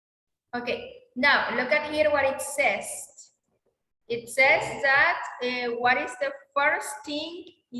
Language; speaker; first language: English; non-native, learner; Spanish